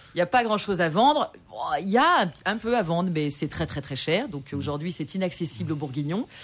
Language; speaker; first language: French; native; French